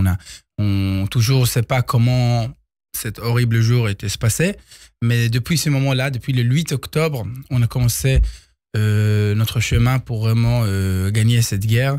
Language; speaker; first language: French; early bilingual, heritage; Hebrew